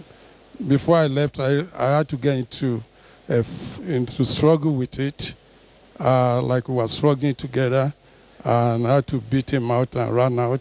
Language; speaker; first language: English; non-native, local second language; Yoruba